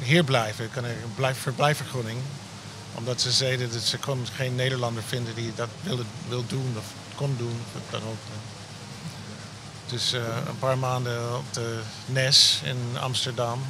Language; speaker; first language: Dutch; non-native, fluent; English